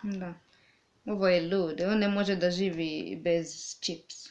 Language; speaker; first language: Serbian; non-native, learner; English